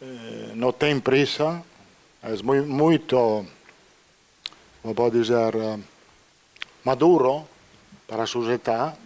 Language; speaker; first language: Portuguese; non-native, fluent; Italian